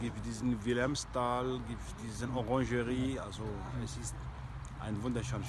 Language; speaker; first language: German; non-native, learner; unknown